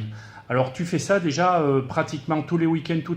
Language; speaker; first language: French; native; French